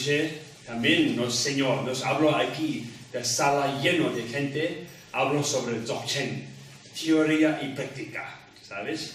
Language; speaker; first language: Spanish; non-native, learner; Tibetan